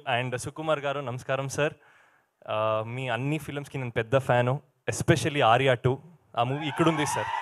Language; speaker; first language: Telugu; non-native, learner; Kannada